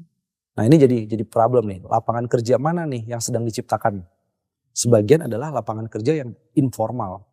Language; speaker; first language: Indonesian; native; Indonesian